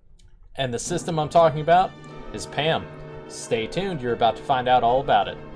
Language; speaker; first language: English; native; English